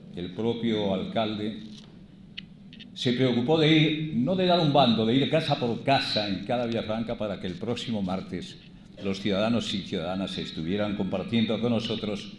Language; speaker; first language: Spanish; native; Spanish